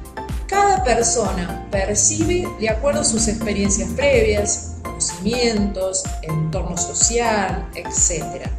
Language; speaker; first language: Spanish; native; Spanish